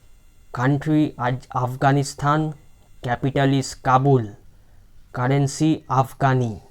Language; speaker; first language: English; non-native, local second language; Bangla